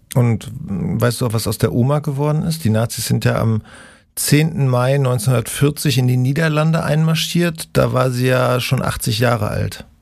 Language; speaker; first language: German; native; German